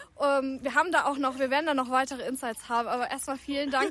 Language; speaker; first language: German; native; German